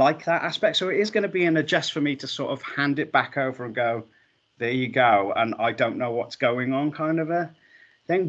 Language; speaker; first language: English; native; English